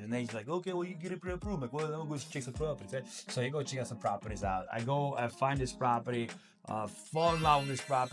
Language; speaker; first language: English; non-native, fluent; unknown